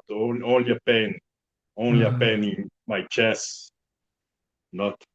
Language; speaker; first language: English; non-native, learner; Portuguese